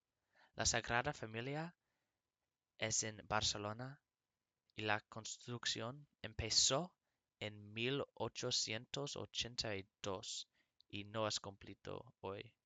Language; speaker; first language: Spanish; non-native, learner; English